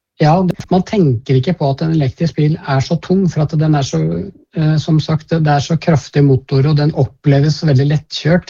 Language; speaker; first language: Norwegian; native; Norwegian